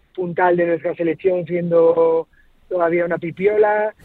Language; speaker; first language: Spanish; native; Spanish